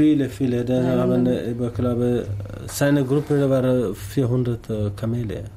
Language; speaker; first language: German; non-native, learner; Tamasheq